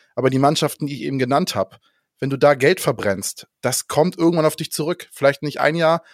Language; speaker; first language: German; non-native, fluent; Danish